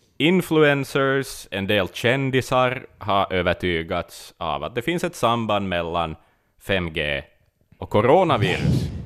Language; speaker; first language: Swedish; native; Swedish